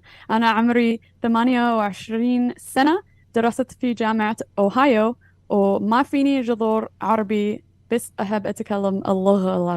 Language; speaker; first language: Arabic; non-native, fluent; English